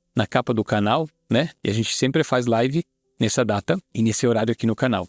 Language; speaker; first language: Portuguese; non-native, fluent; Italian